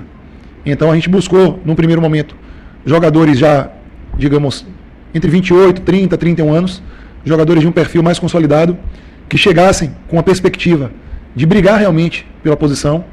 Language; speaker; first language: Portuguese; native; Portuguese